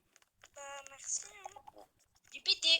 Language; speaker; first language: French; native; French